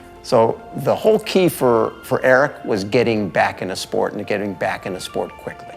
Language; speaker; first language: English; native; English